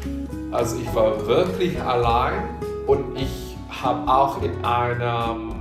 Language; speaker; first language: German; non-native, fluent; Indonesian